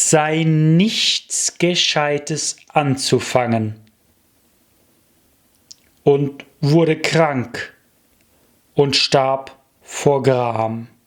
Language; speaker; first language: German; native; German